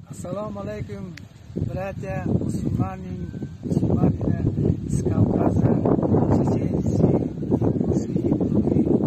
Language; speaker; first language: Russian; non-native, local second language; Uzbek